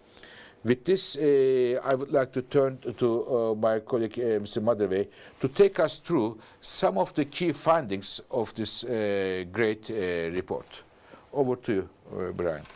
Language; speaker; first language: English; non-native, fluent; Turkish